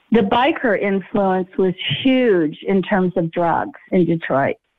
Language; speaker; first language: English; native; English